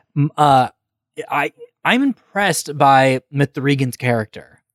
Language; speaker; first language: English; native; English